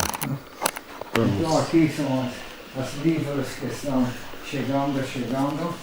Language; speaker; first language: Portuguese; non-native, fluent; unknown